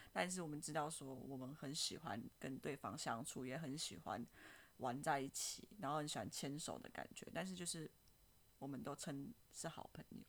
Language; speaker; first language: Chinese; native; Chinese